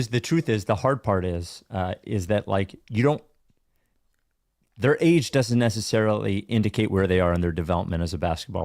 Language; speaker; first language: English; native; English